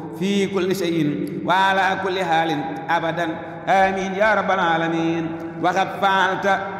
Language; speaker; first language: Arabic; non-native, fluent; Wolof